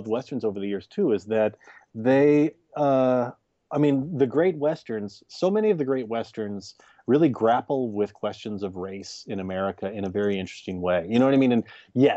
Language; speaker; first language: English; native; English